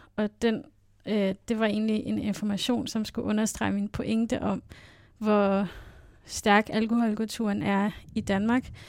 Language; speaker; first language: Danish; native; Danish